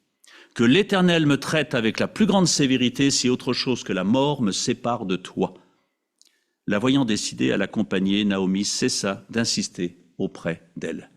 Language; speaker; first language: French; native; French